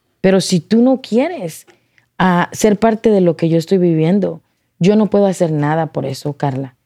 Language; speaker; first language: Spanish; early bilingual, heritage; Spanish